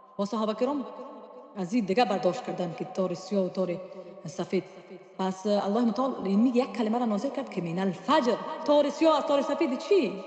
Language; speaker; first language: Persian; native; Persian